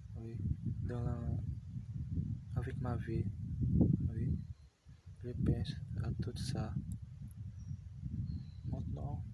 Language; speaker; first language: French; non-native, learner; Portuguese